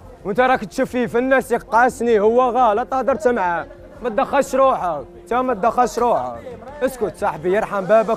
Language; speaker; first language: Arabic; native; Arabic